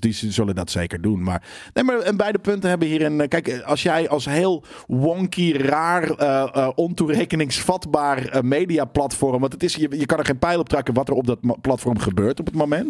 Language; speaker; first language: Dutch; native; Dutch